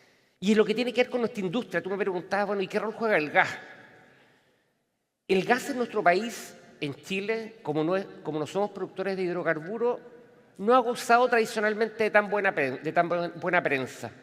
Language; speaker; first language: Spanish; native; Spanish